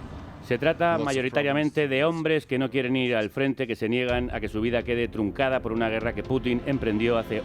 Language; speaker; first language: Spanish; native; Spanish